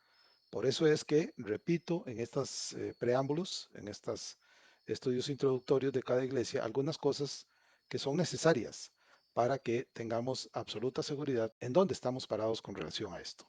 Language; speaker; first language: Spanish; native; Spanish